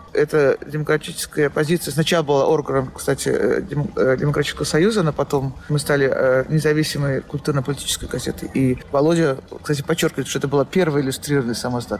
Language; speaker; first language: Russian; native; Russian